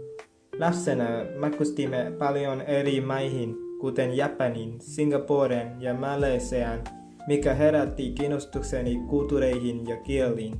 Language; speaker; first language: Finnish; non-native, fluent; Vietnamese